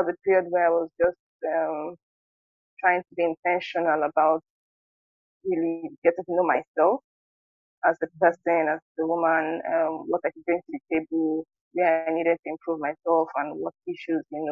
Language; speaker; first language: English; non-native, local second language; Igbo